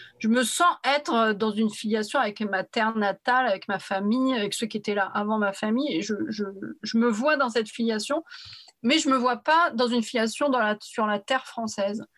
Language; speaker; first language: French; early bilingual, other home language; Arabic